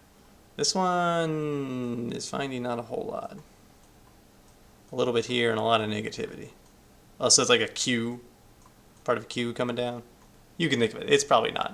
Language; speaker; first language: English; native; English